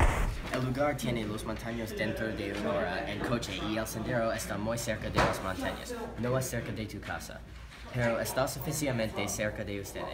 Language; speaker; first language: Spanish; non-native, learner; English